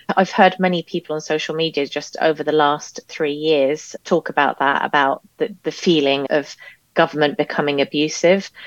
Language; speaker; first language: English; native; English